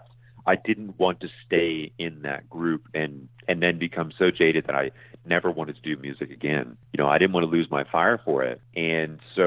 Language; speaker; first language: English; native; English